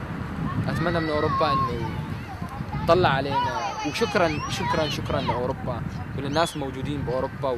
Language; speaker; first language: Arabic; native; Arabic